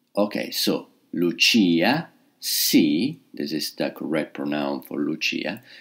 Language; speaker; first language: English; non-native, fluent; Italian